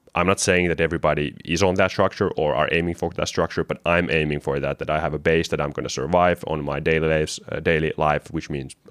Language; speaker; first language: English; non-native, fluent; Finnish